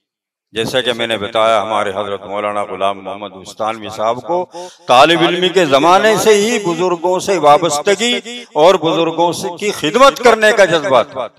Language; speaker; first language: Urdu; native; Urdu